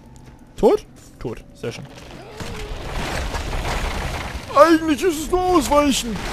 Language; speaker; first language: German; native; German